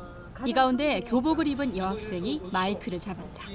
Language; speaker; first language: Korean; native; Korean